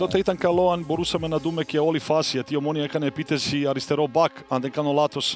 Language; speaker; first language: Greek; non-native, fluent; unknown